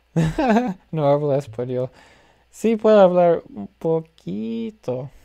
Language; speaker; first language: Spanish; non-native, learner; English